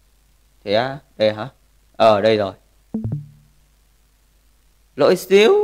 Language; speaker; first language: Vietnamese; native; Vietnamese